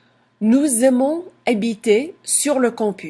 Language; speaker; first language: French; non-native, fluent; English